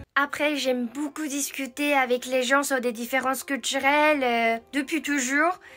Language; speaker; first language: French; non-native, fluent; Japanese